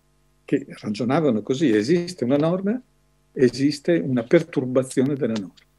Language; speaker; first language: Italian; native; Italian